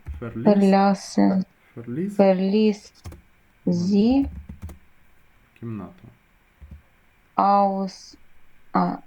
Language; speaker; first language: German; non-native, learner; Ukrainian